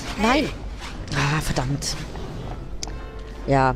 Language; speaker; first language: German; native; German